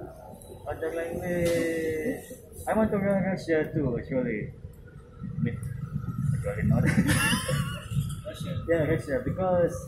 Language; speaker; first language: English; non-native, learner; Indonesian